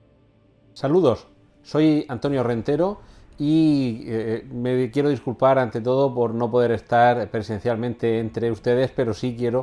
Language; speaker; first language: Spanish; native; Spanish